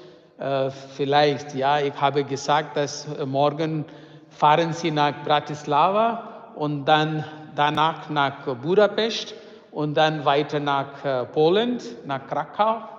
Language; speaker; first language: German; non-native, fluent; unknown